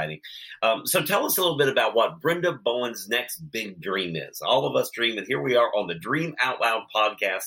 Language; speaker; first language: English; native; English